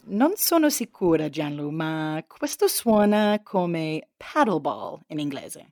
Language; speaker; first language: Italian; non-native, fluent; English